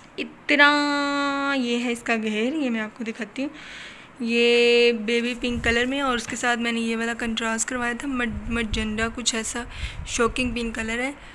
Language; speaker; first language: Urdu; non-native, local second language; Punjabi